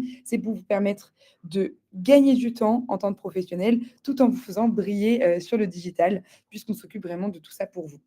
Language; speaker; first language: French; native; French